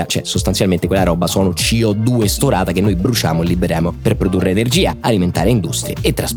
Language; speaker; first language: Italian; native; Italian